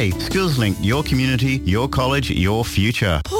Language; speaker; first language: English; native; English